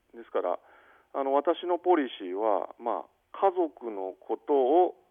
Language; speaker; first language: Japanese; native; Japanese